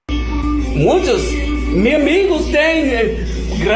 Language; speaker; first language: Spanish; non-native, learner; English